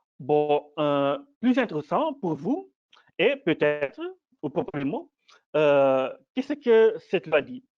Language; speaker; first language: French; non-native, fluent; Dutch